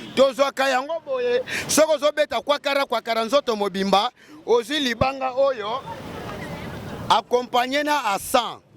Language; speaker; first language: Lingala; non-native, local second language; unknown